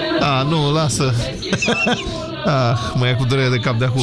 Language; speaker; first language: Romanian; native; Romanian